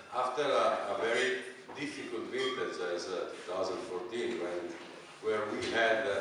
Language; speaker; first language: English; non-native, fluent; Italian